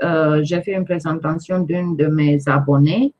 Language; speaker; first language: French; non-native, fluent; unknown